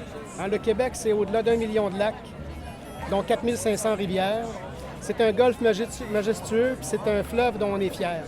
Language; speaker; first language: French; native; French